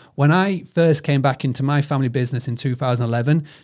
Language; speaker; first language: English; native; English